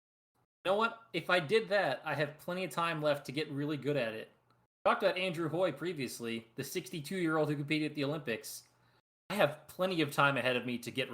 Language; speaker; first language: English; native; English